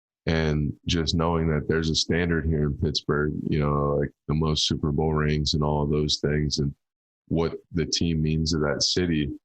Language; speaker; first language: English; native; English